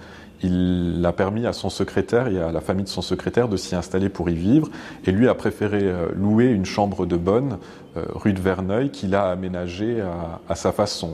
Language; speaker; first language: French; native; French